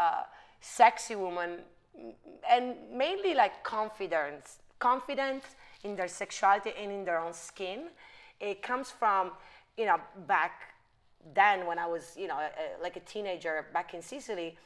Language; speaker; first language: English; non-native, fluent; Italian